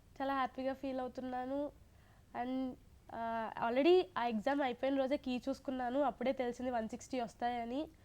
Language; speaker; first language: Telugu; native; Telugu